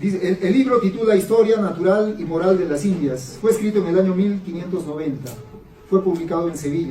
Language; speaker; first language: Spanish; native; Spanish